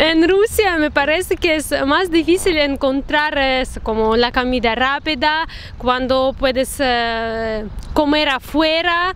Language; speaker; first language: Spanish; non-native, fluent; Russian